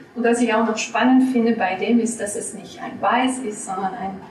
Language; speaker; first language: German; non-native, fluent; French